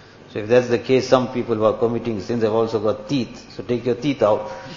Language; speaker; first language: English; native; English